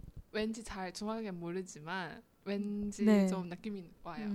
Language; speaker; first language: Korean; non-native, fluent; Chinese